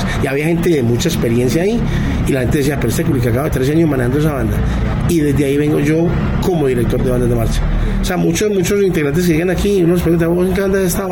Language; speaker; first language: Spanish; native; Spanish